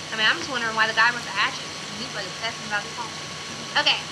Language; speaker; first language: English; native; English